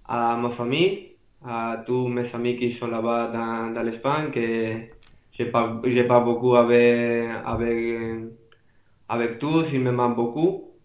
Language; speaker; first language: French; non-native, fluent; Spanish